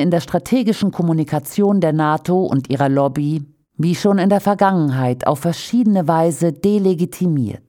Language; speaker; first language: German; native; German